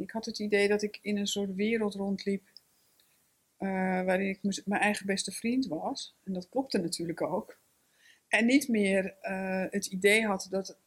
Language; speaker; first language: Dutch; native; Dutch